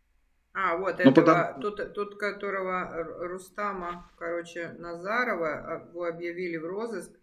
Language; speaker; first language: Russian; native; Russian